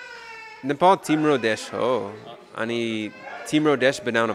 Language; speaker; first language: Nepali; non-native, learner; English